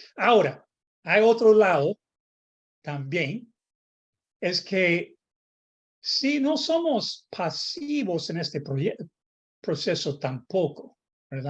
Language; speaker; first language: Spanish; non-native, fluent; English